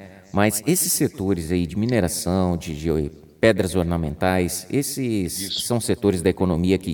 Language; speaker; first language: Portuguese; native; Portuguese